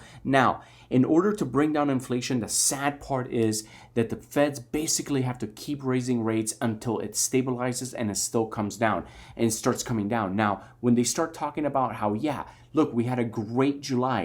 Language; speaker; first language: English; native; English